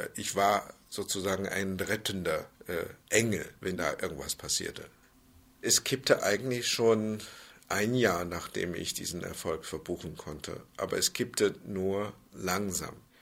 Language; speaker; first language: German; non-native, fluent; Chinese